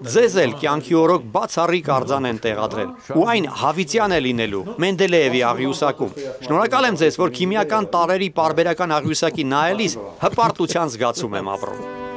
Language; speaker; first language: Armenian; native; Armenian